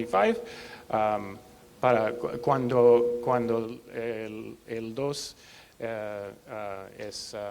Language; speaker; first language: Spanish; non-native, learner; English